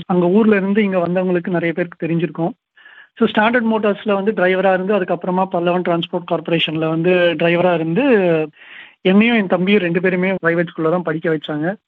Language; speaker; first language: Tamil; native; Tamil